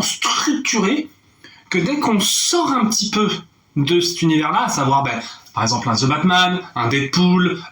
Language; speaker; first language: French; native; French